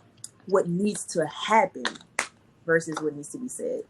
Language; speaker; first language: English; native; English